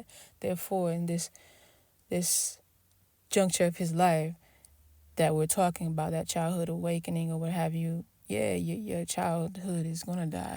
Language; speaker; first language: English; native; English